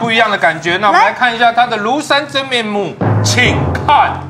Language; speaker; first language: Chinese; native; Chinese